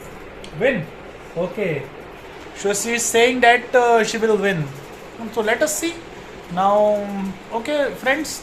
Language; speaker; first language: English; non-native, local second language; Hindi